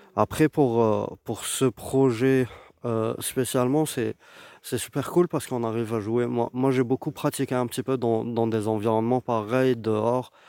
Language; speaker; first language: French; non-native, local second language; Arabic